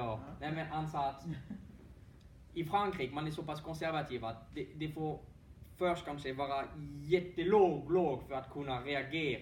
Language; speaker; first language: Swedish; non-native, fluent; French